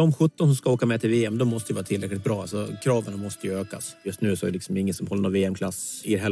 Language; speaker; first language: Swedish; native; Swedish